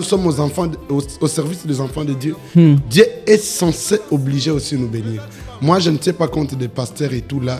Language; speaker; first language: French; non-native, local second language; Lingala